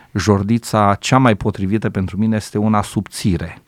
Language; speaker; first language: Romanian; native; Romanian